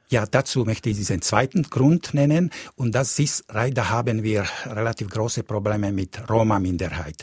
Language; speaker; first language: German; non-native, fluent; Slovak